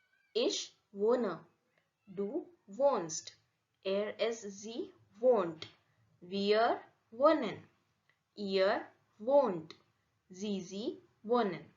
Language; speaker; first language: German; non-native, fluent; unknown